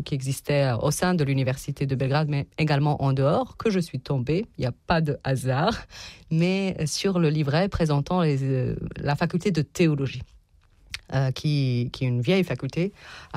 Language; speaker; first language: French; non-native, fluent; Serbian